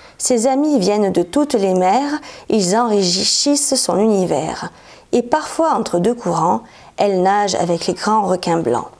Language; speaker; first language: French; native; French